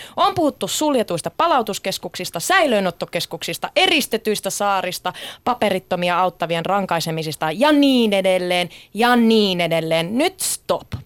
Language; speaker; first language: Finnish; native; Finnish